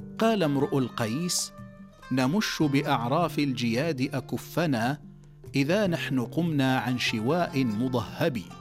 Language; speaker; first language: Arabic; native; Arabic